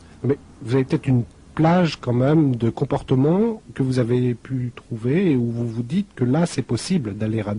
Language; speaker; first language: French; native; French